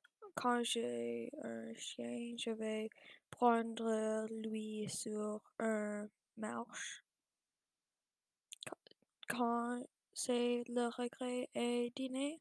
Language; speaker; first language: French; non-native, learner; English